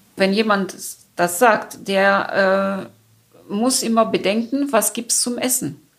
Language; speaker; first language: German; non-native, fluent; French